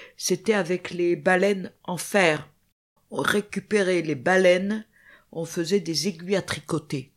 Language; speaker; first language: French; non-native, local second language; Kabyle